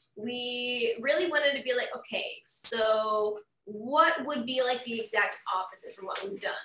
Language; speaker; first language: English; native; English